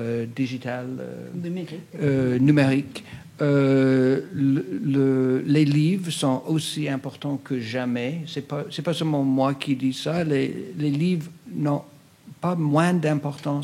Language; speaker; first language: French; non-native, fluent; English